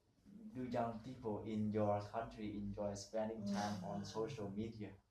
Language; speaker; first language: English; non-native, learner; Vietnamese